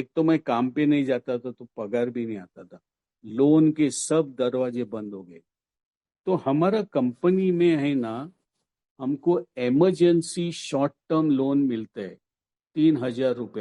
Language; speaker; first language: Hindi; non-native, local second language; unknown